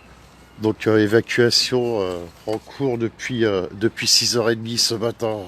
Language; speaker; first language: French; native; French